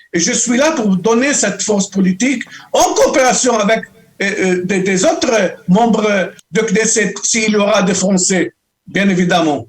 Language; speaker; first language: French; non-native, local second language; Arabic